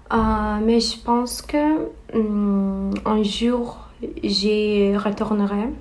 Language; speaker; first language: French; non-native, learner; Azerbaijani